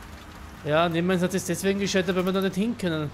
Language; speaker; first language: German; native; German